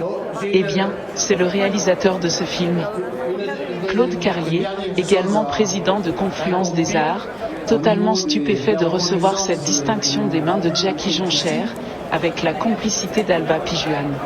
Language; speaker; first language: French; native; French